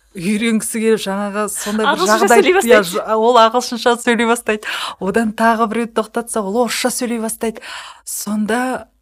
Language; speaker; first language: Kazakh; native; Kazakh